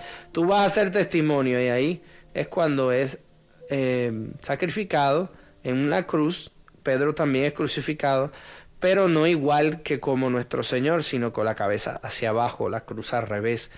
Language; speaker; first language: Spanish; native; Spanish